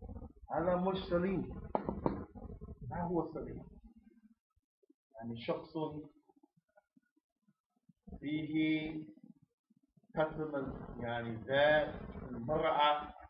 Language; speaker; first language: Arabic; non-native, fluent; English